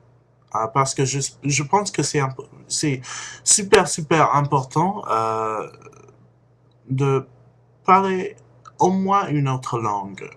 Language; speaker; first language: French; non-native, fluent; English